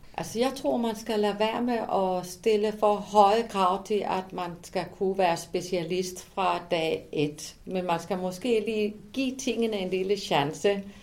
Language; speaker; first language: Danish; native; Danish